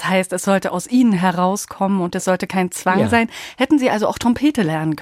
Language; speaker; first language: German; native; German